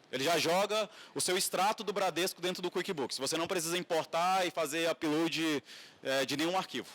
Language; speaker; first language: Portuguese; native; Portuguese